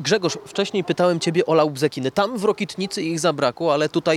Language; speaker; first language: Polish; native; Polish